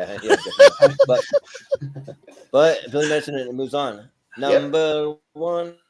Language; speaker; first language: English; native; English